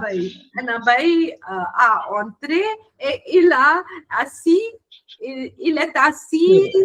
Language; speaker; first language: French; non-native, learner; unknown